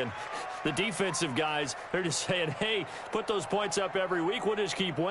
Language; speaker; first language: English; native; English